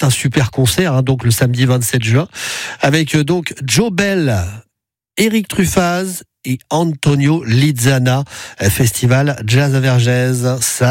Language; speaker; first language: French; native; French